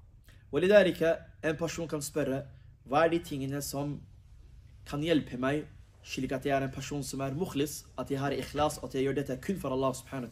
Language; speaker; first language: Norwegian; early bilingual, other home language; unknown